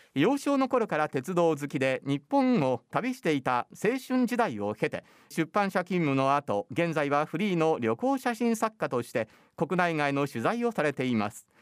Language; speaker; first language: Japanese; native; Japanese